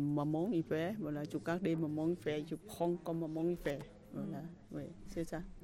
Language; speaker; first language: French; non-native, learner; Thai